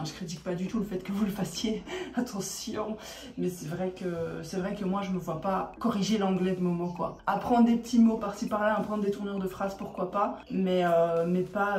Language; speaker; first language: French; native; French